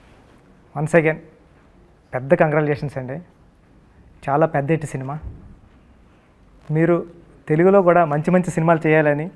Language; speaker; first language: Telugu; native; Telugu